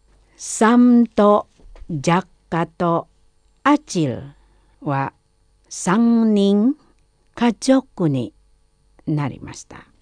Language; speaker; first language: Japanese; non-native, fluent; Indonesian